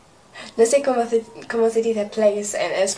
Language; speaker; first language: Spanish; non-native, learner; English